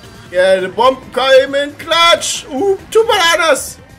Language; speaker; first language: English; non-native, fluent; German